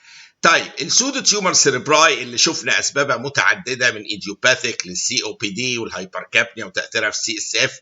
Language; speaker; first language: Arabic; native; Arabic